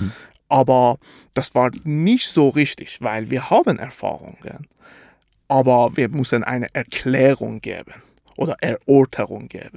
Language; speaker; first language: German; non-native, fluent; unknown